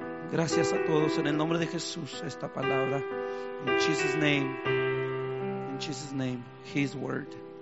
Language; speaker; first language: Spanish; native; Spanish